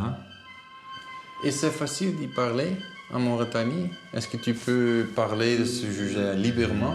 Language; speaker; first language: French; non-native, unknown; Dutch